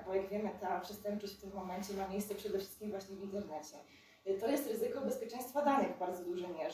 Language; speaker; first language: Polish; native; Polish